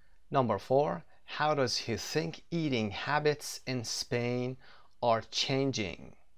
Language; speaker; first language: English; non-native, fluent; Persian